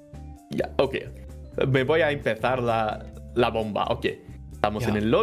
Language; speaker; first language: Spanish; non-native, learner; Portuguese